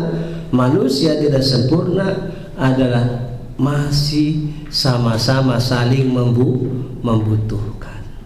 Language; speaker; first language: Indonesian; native; Indonesian